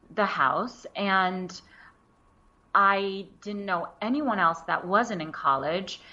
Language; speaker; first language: English; early bilingual, other home language; Wu Chinese